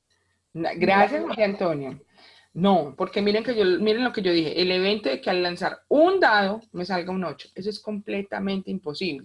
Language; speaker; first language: Spanish; native; Spanish